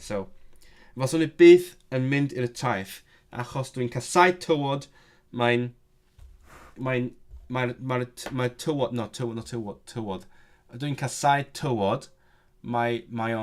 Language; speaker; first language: Welsh; non-native, learner; Cantonese